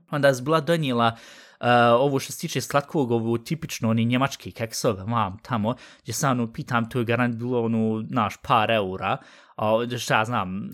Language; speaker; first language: Bosnian; early bilingual, heritage; Bosnian